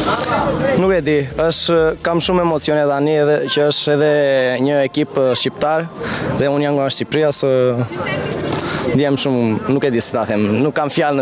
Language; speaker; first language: Albanian; early bilingual, heritage; Albanian